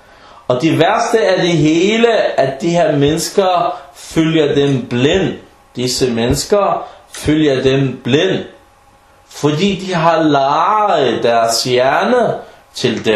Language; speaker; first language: Danish; non-native, fluent; Arabic